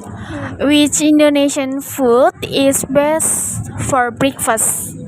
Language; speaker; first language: English; non-native, learner; Indonesian